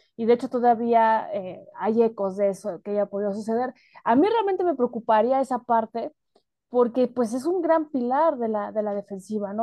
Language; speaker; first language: Spanish; native; Spanish